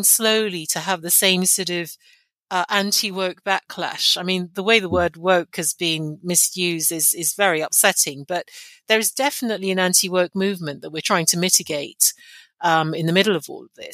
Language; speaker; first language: English; non-native, local second language; Yoruba